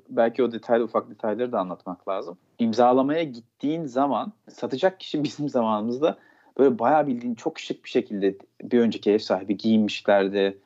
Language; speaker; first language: Turkish; native; Turkish